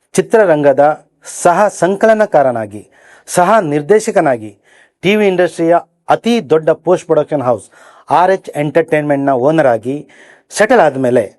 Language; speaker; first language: Kannada; native; Kannada